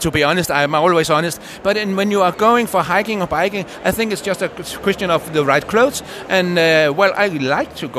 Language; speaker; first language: English; non-native, fluent; Danish